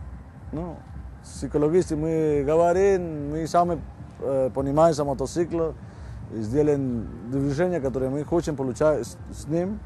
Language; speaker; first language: Russian; non-native, learner; Spanish